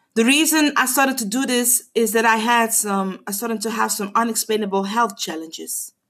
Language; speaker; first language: English; non-native, fluent; Papiamento